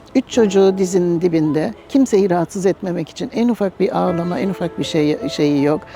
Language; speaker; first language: Turkish; native; Turkish